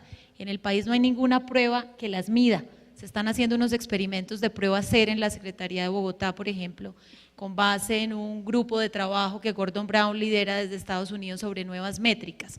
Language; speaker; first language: Spanish; native; Spanish